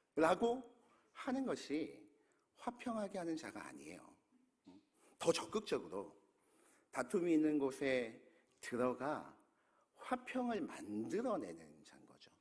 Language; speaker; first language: Korean; native; Korean